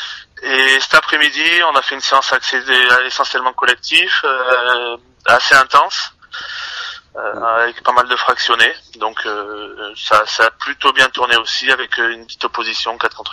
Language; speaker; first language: French; native; French